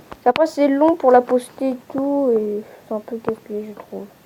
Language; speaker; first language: French; native; French